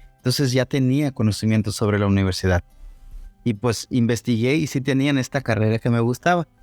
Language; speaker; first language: Spanish; non-native, local second language; Zapotec